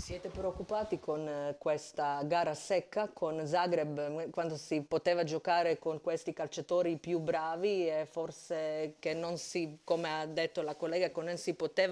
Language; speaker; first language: Italian; non-native, fluent; Croatian